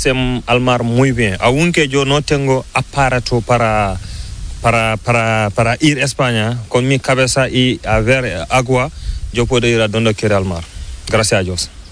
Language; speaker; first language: Spanish; non-native, learner; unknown